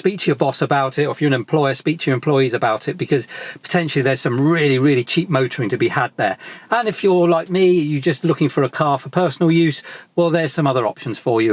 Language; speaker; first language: English; native; English